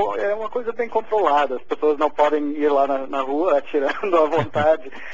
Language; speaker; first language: Portuguese; non-native, fluent; English